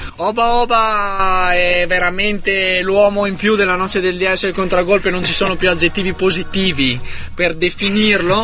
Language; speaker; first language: Italian; native; Italian